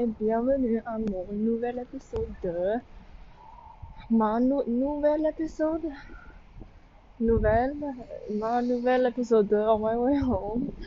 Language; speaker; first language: French; non-native, learner; English